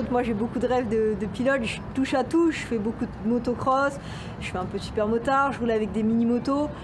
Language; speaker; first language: French; native; French